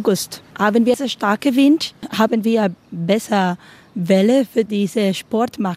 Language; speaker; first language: German; non-native, learner; Spanish